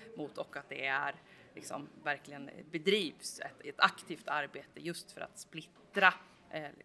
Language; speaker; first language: Swedish; native; Swedish